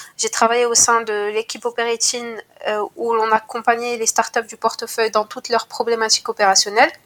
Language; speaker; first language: French; non-native, local second language; Arabic